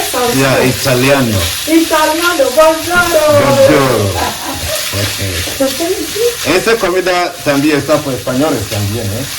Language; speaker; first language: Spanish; non-native, learner; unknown